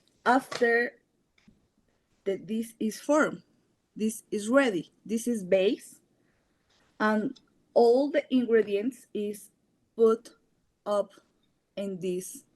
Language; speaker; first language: English; non-native, learner; Spanish